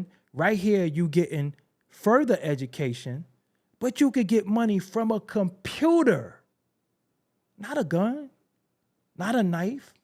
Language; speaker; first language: English; native; English